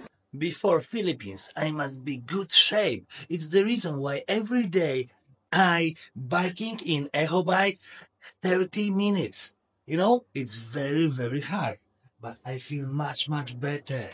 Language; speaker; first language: English; non-native, learner; Polish